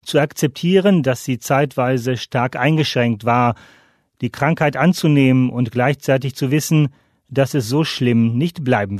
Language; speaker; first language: German; native; German